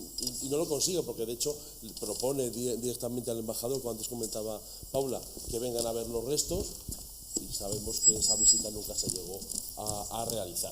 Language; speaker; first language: Spanish; native; Spanish